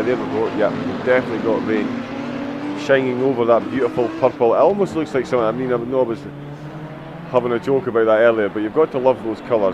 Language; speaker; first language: English; native; English